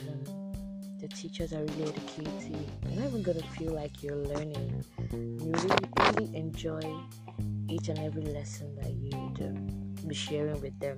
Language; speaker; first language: English; non-native, local second language; Igbo